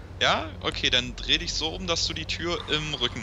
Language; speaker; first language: German; native; German